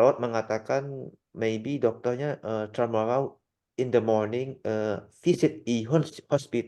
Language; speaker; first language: English; non-native, learner; Indonesian